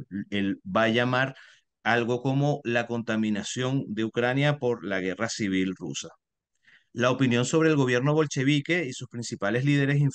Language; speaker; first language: Spanish; native; Spanish